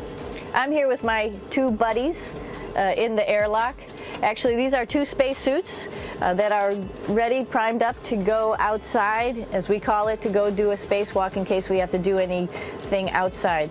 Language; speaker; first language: English; native; English